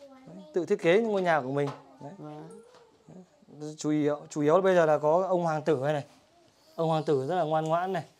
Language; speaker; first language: Vietnamese; native; Vietnamese